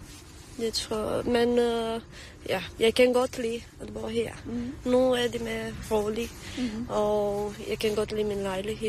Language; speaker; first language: Danish; early bilingual, other home language; Romanian